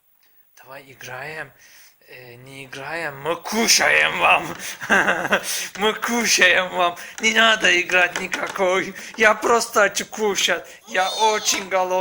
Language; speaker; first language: Russian; non-native, learner; Turkish